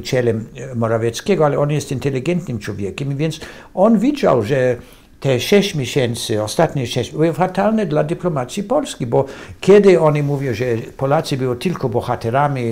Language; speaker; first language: Polish; non-native, fluent; English